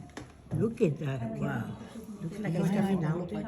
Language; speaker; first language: English; non-native, fluent; Chinese